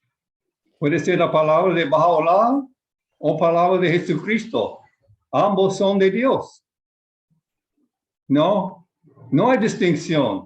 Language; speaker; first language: Spanish; non-native, fluent; Japanese